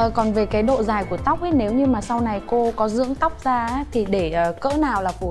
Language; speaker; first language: Vietnamese; native; Vietnamese